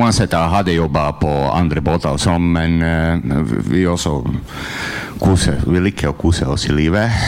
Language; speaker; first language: Norwegian; non-native, learner; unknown